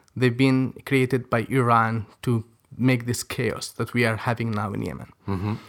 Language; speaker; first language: English; non-native, fluent; Arabic